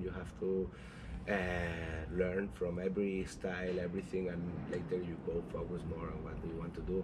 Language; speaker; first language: English; non-native, learner; Spanish